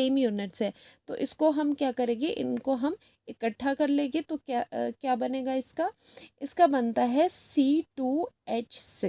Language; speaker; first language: Hindi; native; Hindi